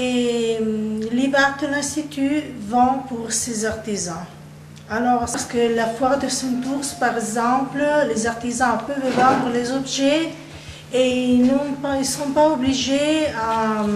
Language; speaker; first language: French; non-native, local second language; Italian